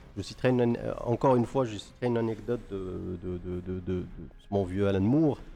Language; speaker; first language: French; non-native, local second language; Arabic